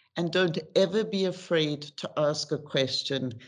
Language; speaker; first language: English; native; English